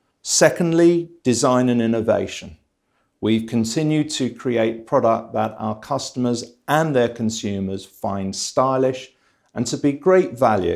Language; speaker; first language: English; native; English